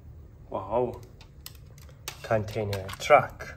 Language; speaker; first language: English; non-native, learner; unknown